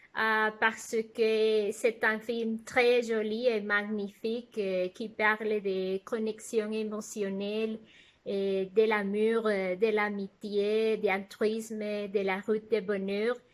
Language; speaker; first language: French; non-native, fluent; Spanish